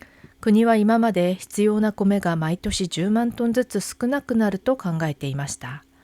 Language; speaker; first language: Japanese; non-native, fluent; Korean